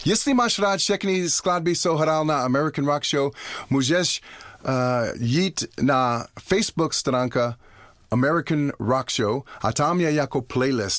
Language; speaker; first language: Czech; non-native, learner; English